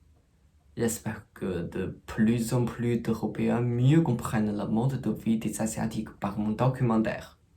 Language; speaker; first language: French; non-native, fluent; Chinese